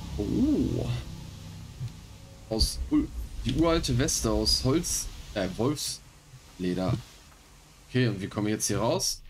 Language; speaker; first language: German; native; German